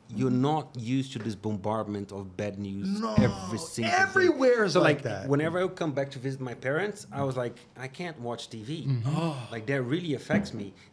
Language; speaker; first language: English; non-native, fluent; Portuguese